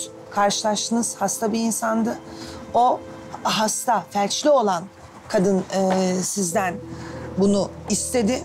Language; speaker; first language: Turkish; native; Turkish